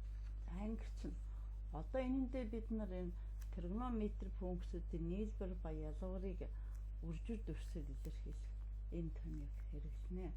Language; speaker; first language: Mongolian; native; Mongolian